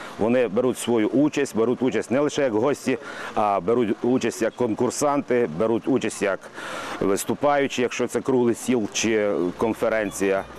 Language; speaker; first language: Ukrainian; native; Ukrainian